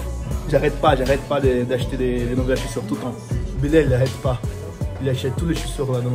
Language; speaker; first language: French; non-native, fluent; Portuguese